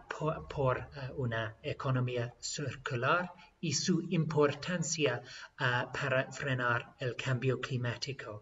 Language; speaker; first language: Spanish; non-native, fluent; English